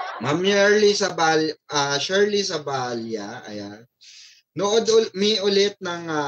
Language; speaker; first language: Filipino; native; Filipino